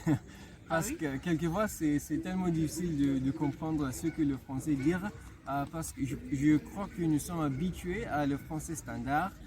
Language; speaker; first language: French; non-native, fluent; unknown